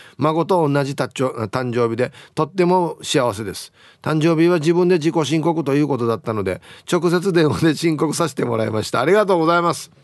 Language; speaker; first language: Japanese; native; Japanese